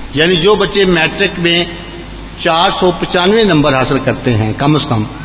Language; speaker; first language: Urdu; native; Urdu